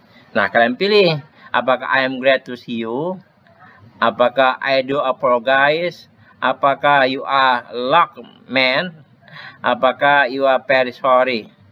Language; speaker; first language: English; non-native, fluent; Indonesian